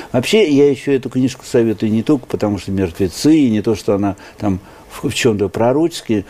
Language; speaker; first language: Russian; native; Russian